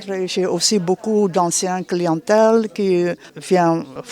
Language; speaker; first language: French; non-native, fluent; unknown